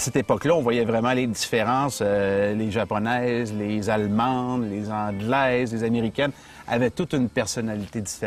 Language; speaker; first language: French; native; French